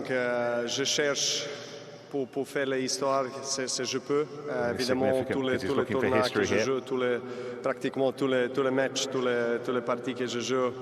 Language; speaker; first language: French; non-native, learner; Serbian